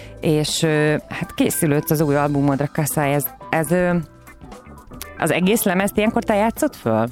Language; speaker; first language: Hungarian; native; Hungarian